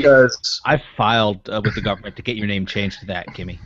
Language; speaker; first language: English; native; English